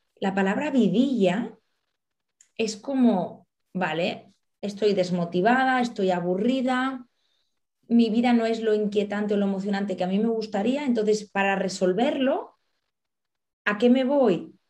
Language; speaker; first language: Spanish; native; Spanish